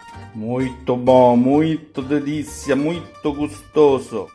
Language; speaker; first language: Portuguese; non-native, fluent; Italian